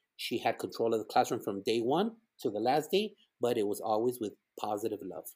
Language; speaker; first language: English; early bilingual, other home language; Spanish